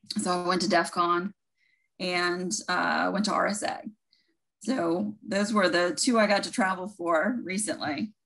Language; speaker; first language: English; native; English